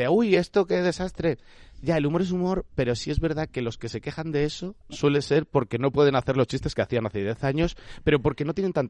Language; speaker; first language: Spanish; native; Spanish